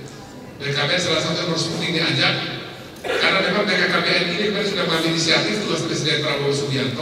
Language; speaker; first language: Indonesian; native; Indonesian